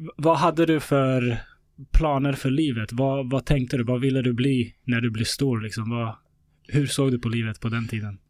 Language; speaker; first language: Swedish; early bilingual, other home language; Bosnian